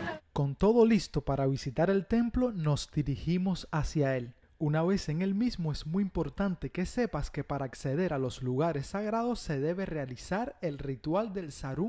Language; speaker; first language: Spanish; native; Spanish